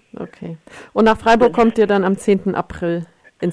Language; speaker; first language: German; native; German